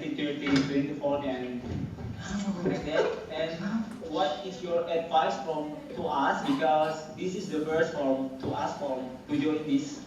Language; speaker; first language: English; non-native, learner; Indonesian